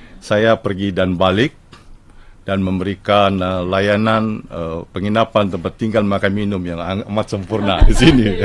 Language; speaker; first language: Malay; non-native, local second language; Central Dusun